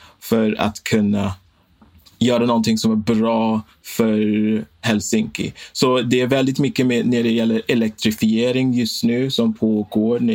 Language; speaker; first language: Swedish; non-native, fluent; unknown